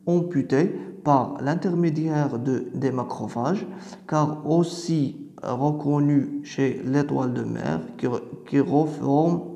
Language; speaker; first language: French; non-native, local second language; Arabic